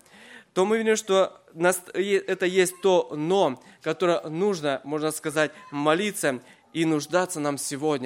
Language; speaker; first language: Russian; native; Russian